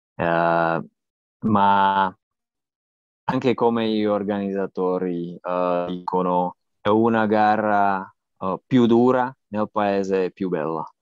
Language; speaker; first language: Italian; non-native, learner; Slovak